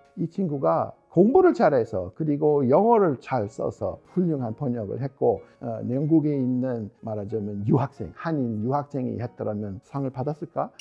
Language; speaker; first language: Korean; non-native, fluent; English